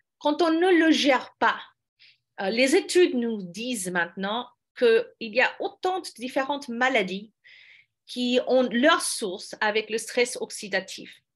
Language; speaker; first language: French; non-native, fluent; English